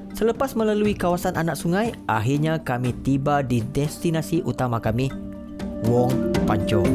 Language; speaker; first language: Malay; native; Malay